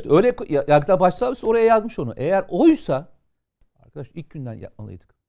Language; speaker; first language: Turkish; native; Turkish